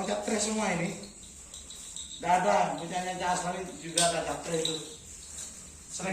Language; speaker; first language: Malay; non-native, local second language; Madurese